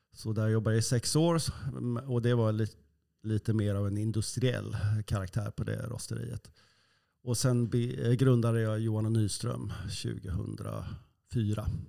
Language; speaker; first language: Swedish; native; Swedish